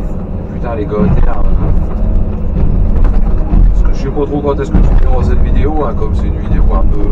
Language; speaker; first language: French; native; French